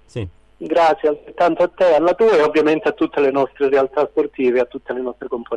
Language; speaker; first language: Italian; native; Italian